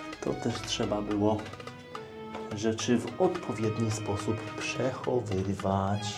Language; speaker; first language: Polish; native; Polish